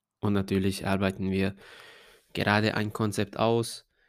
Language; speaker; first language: German; non-native, fluent; Hungarian